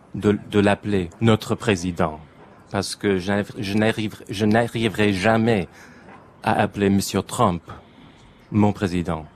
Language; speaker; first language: French; non-native, fluent; English